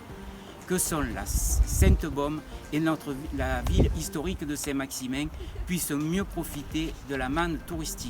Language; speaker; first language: French; native; French